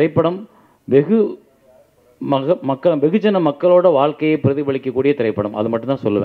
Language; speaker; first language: Tamil; native; Tamil